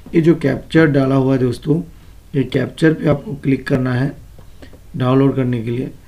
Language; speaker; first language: Hindi; non-native, local second language; Bangla